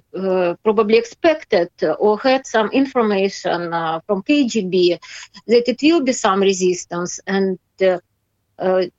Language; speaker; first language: English; non-native, learner; Russian